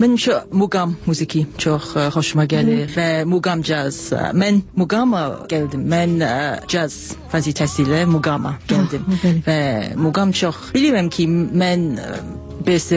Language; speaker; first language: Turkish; non-native, learner; English